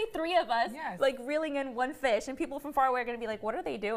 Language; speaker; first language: English; native; English